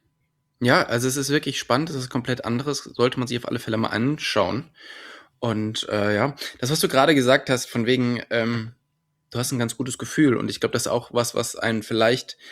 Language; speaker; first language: German; native; German